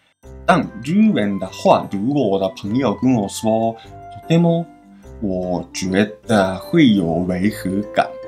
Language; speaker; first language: Chinese; non-native, fluent; Japanese